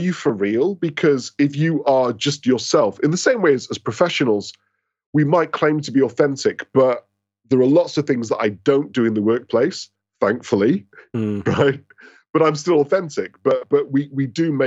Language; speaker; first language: English; native; English